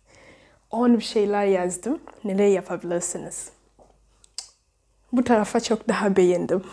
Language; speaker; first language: Turkish; non-native, learner; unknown